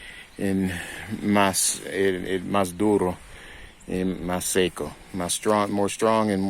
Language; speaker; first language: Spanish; non-native, learner; English